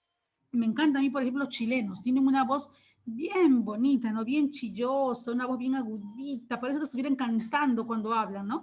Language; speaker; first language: Spanish; native; Spanish